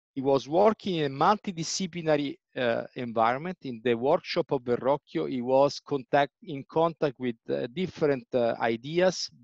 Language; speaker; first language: English; non-native, fluent; Italian